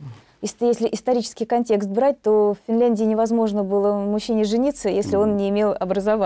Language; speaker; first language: Russian; native; Russian